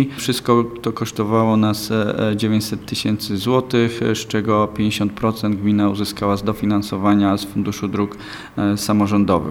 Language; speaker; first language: Polish; native; Polish